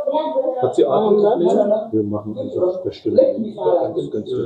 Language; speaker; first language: German; non-native, learner; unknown